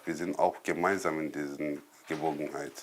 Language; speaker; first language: German; non-native, learner; Korean